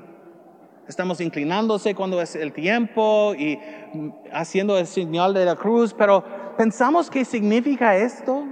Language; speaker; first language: Spanish; non-native, learner; English